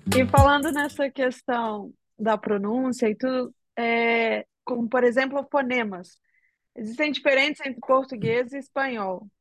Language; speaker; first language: Portuguese; native; Portuguese